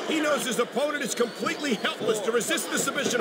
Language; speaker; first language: English; native; English